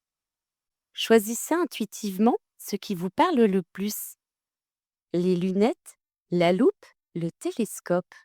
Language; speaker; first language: French; native; French